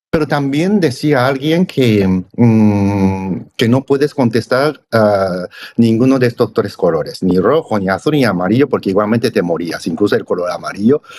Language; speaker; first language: Spanish; non-native, fluent; Japanese